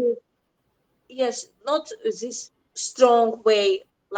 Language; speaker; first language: English; non-native, learner; Azerbaijani